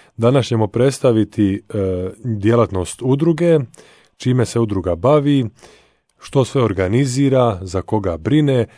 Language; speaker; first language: Croatian; native; Croatian